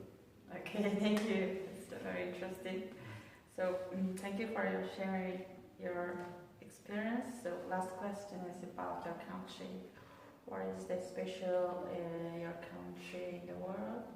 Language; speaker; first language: English; non-native, learner; Korean